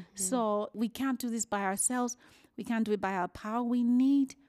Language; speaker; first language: English; non-native, local second language; Yoruba